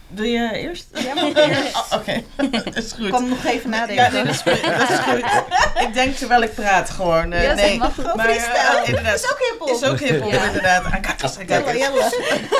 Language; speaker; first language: Dutch; early bilingual, other home language; Arabic